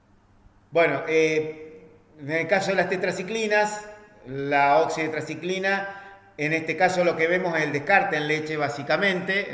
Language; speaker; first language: Spanish; native; Spanish